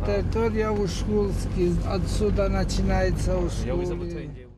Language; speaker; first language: Russian; non-native, fluent; Georgian